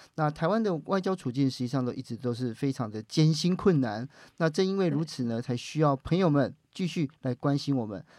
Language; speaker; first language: Chinese; native; Chinese